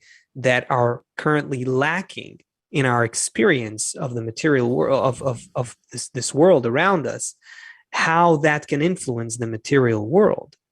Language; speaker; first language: English; non-native, fluent; Hebrew